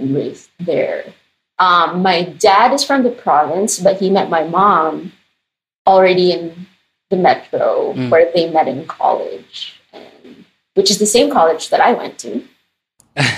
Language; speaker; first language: English; non-native, local second language; Filipino